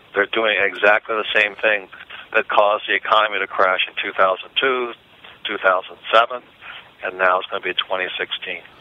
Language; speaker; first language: English; native; English